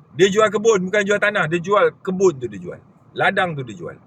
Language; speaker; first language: Malay; native; Malay